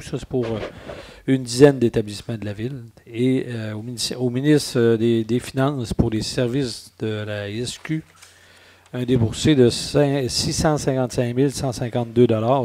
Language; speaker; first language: French; native; French